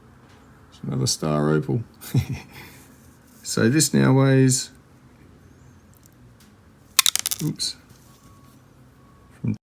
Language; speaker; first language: English; native; English